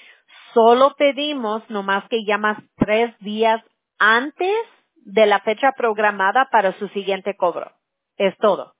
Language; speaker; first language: Spanish; early bilingual, heritage; Spanish